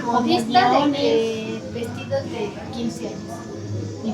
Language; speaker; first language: Spanish; native; Spanish